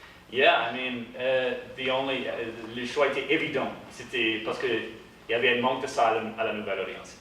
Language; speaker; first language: French; early bilingual, heritage; English